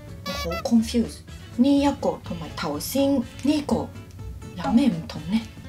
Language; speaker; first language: Cantonese; non-native, fluent; Japanese